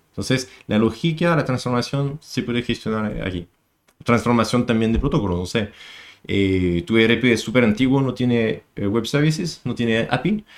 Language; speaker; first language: Spanish; non-native, fluent; French